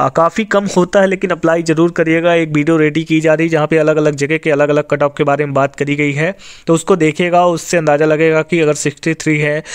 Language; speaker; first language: Hindi; native; Hindi